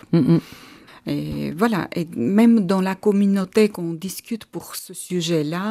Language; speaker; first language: French; non-native, fluent; Armenian